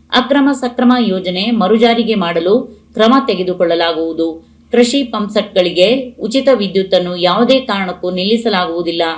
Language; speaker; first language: Kannada; native; Kannada